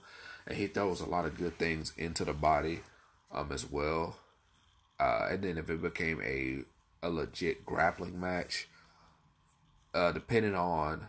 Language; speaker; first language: English; native; English